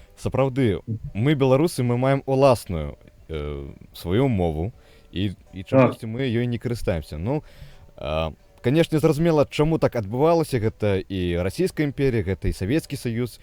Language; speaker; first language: Belarusian; native; Belarusian